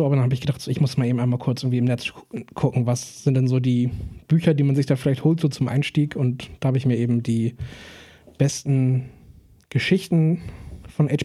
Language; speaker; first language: German; native; German